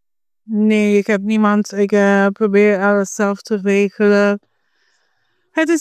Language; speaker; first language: Dutch; non-native, fluent; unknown